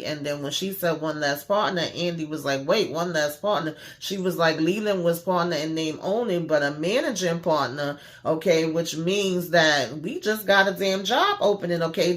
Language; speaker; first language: English; native; English